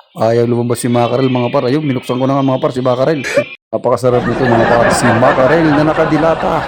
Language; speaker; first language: Filipino; native; Filipino